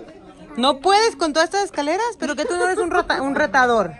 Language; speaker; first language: Spanish; native; Spanish